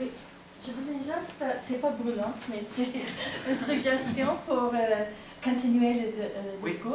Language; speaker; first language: French; non-native, fluent; English